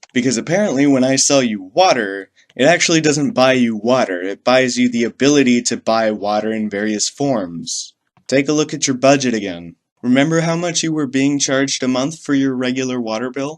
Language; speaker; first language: English; native; English